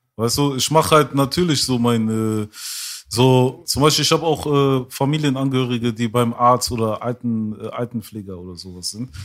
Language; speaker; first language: German; early bilingual, other home language; French